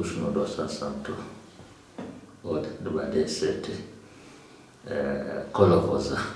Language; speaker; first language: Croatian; non-native, learner; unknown